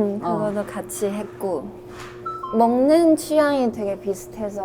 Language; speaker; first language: Korean; non-native, fluent; Chinese